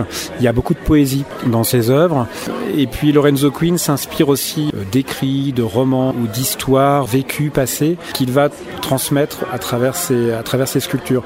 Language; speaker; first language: French; native; French